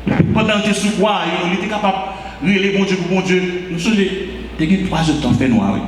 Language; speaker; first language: French; non-native, local second language; Haitian Creole